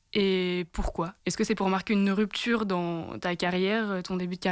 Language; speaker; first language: French; native; French